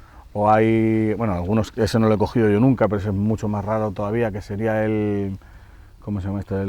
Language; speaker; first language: Spanish; native; Spanish